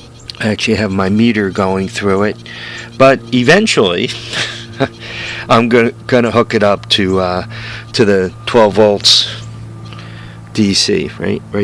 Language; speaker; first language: English; native; English